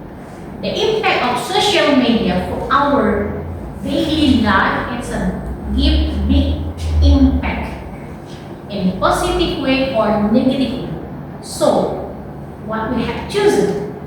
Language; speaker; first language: English; non-native, learner; Indonesian